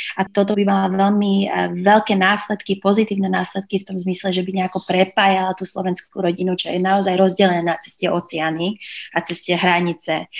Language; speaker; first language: Slovak; early bilingual, heritage; Slovak